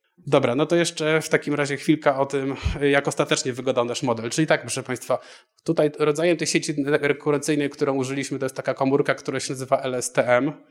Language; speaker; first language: Polish; native; Polish